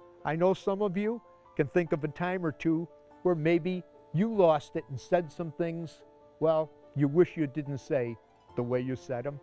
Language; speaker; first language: English; native; English